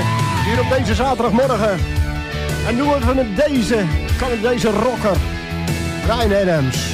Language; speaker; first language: Dutch; native; Dutch